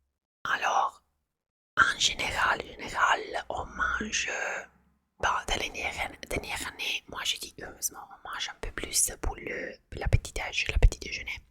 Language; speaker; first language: French; non-native, fluent; Italian